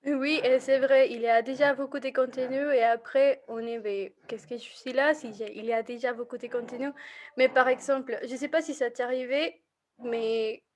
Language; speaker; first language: French; non-native, fluent; Spanish